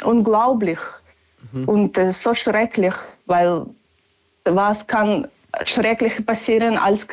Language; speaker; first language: German; non-native, learner; Ukrainian